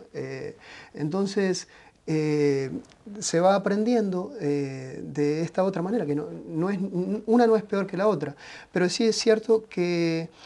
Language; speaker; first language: Spanish; native; Spanish